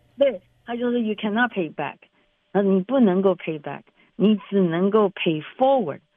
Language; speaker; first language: Chinese; native; Chinese